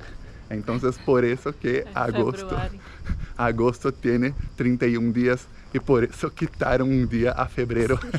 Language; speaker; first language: Spanish; non-native, fluent; Portuguese